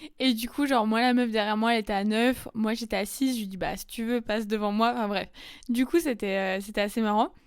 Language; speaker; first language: French; native; French